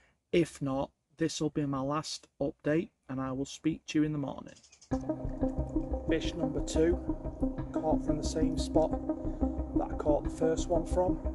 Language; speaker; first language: English; native; English